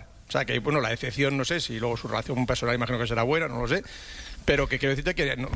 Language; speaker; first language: Spanish; native; Spanish